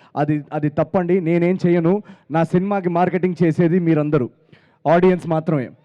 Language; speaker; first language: Telugu; native; Telugu